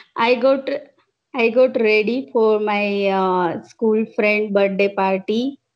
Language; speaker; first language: English; non-native, local second language; Gujarati